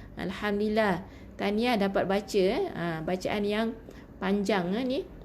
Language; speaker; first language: Malay; native; Malay